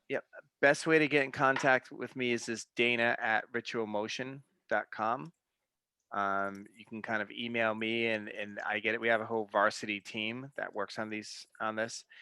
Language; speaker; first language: English; native; English